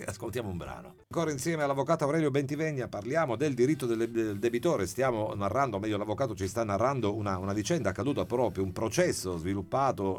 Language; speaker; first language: Italian; native; Italian